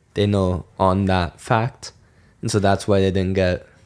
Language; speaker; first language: English; non-native, fluent; German